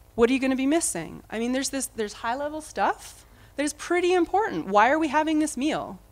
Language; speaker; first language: English; native; English